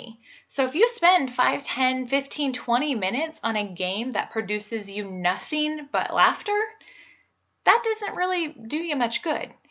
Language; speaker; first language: English; native; English